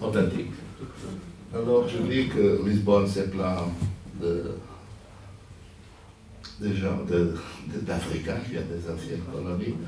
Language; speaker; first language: French; non-native, fluent; Portuguese